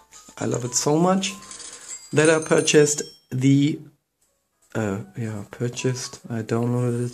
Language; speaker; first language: English; non-native, fluent; German